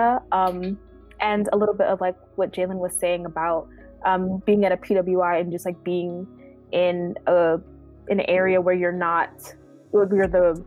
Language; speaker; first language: English; native; English